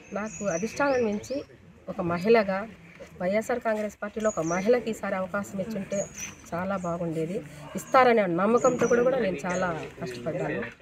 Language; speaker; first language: Telugu; native; Telugu